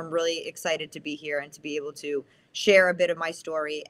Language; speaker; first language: English; native; English